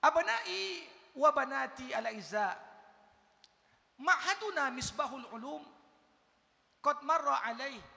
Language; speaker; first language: Arabic; non-native, fluent; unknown